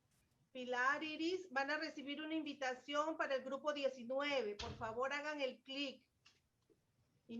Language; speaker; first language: Spanish; native; Spanish